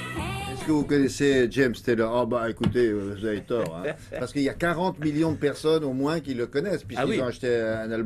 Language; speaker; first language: French; native; French